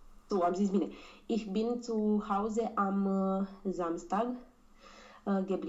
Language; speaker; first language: German; non-native, learner; Romanian